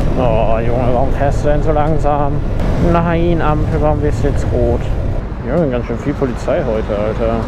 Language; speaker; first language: German; native; German